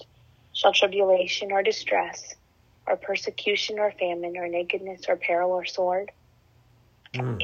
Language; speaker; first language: English; native; English